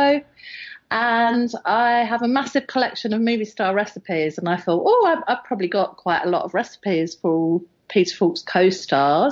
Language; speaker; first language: English; native; English